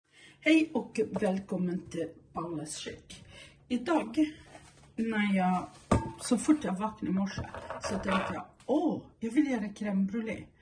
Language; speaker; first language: Swedish; non-native, fluent; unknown